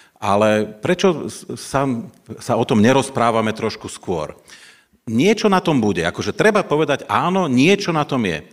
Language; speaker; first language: Slovak; native; Slovak